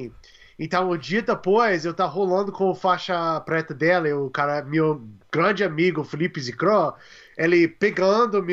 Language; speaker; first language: Portuguese; non-native, learner; English